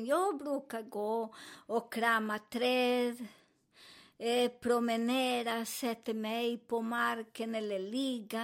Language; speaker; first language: Swedish; non-native, learner; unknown